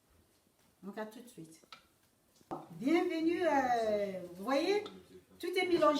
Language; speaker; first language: French; non-native, fluent; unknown